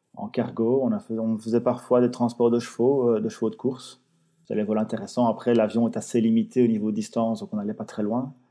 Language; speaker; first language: French; native; French